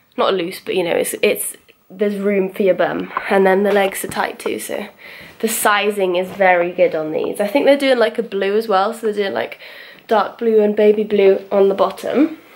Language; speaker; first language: English; native; English